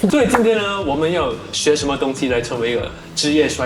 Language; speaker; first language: Chinese; native; Chinese